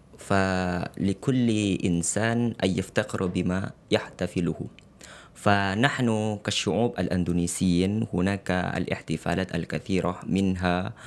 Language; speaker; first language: Arabic; non-native, fluent; Indonesian